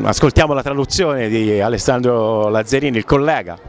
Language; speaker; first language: Italian; native; Italian